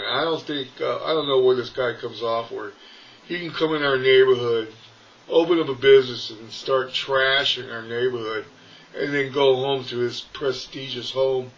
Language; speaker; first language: English; native; English